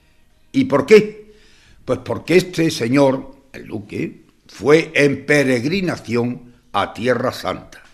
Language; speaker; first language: Spanish; native; Spanish